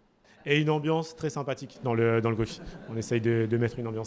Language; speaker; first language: French; native; French